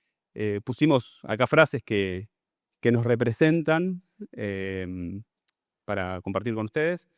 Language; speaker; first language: Spanish; native; Spanish